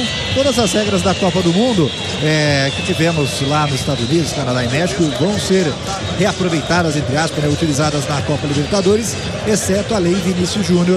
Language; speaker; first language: Portuguese; native; Portuguese